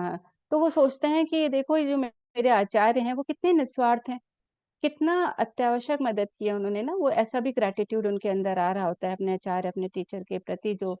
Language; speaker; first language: Hindi; native; Hindi